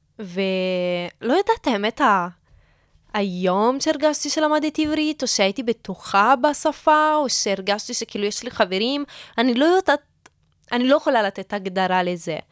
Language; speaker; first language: Hebrew; non-native, fluent; Italian